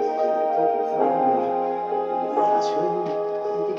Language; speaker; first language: French; native; French